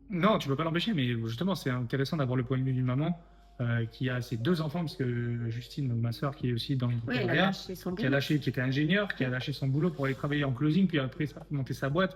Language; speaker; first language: French; native; French